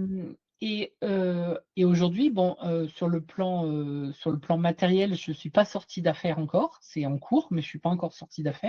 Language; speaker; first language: French; native; French